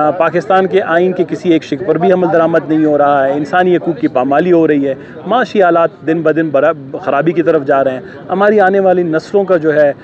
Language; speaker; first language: Urdu; non-native, local second language; Baluchi